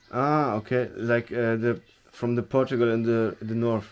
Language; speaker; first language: English; non-native, fluent; German